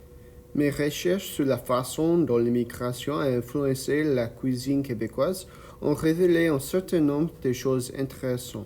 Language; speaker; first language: French; non-native, learner; English